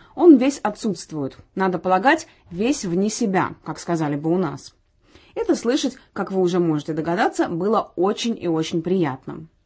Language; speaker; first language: Russian; native; Russian